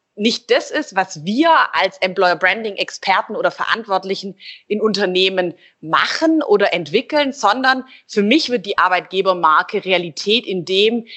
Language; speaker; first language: German; native; German